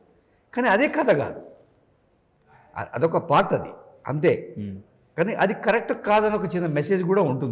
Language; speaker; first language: Telugu; native; Telugu